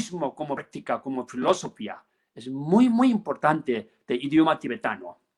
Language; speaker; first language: Spanish; non-native, learner; Tibetan